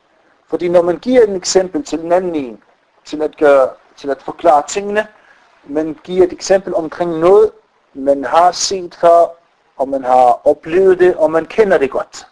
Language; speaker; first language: Danish; non-native, fluent; Arabic